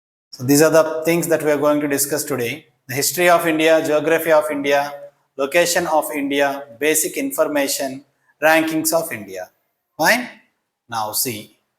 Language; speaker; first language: English; non-native, local second language; Telugu